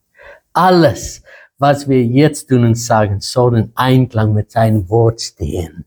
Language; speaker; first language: German; non-native, fluent; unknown